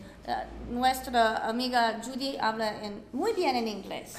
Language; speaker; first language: Spanish; non-native, fluent; English